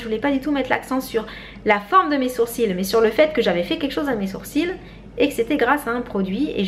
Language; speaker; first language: French; native; French